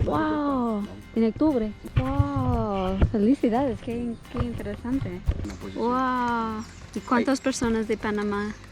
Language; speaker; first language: Spanish; non-native, learner; English